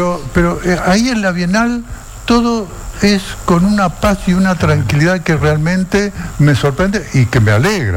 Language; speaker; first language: Spanish; native; Spanish